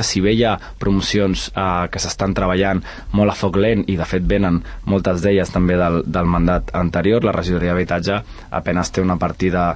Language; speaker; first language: Catalan; native; Catalan